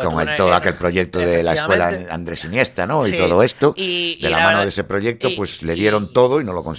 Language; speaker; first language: Spanish; native; Spanish